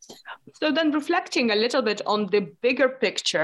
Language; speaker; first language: English; non-native, fluent; Lithuanian